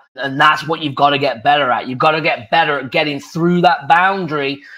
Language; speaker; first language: English; native; English